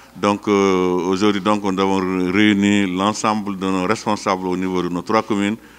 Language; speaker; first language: French; non-native, local second language; Wolof